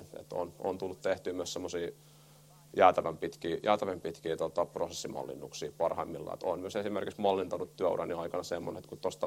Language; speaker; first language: Finnish; native; Finnish